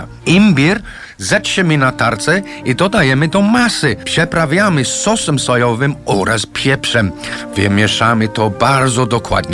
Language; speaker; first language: Polish; non-native, learner; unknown